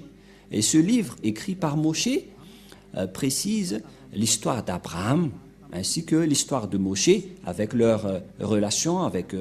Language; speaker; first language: French; non-native, local second language; Malagasy